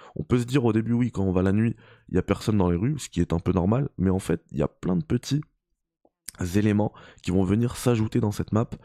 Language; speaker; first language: French; native; French